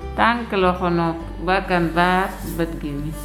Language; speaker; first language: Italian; non-native, learner; Wolof